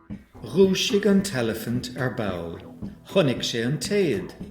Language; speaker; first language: Irish; native; Irish